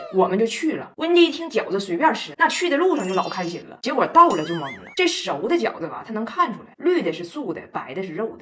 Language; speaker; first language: Chinese; native; Chinese